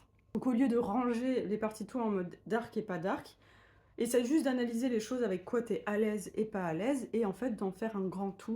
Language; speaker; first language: French; native; French